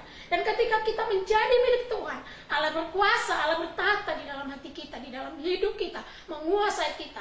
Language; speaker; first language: Indonesian; native; Indonesian